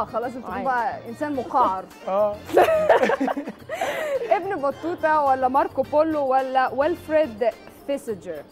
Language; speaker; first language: Arabic; native; Arabic